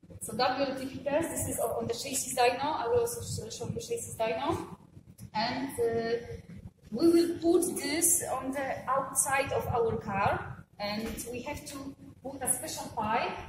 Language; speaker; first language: English; non-native, fluent; Polish